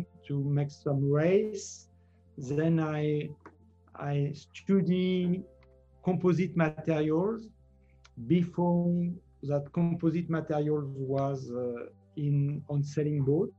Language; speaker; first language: English; non-native, learner; French